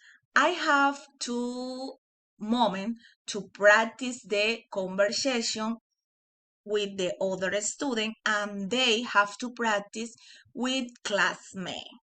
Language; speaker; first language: English; non-native, learner; Spanish